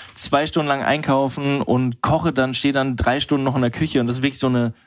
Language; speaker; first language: German; native; German